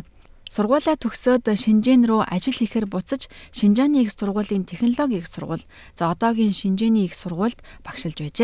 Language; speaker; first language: Mongolian; native; Mongolian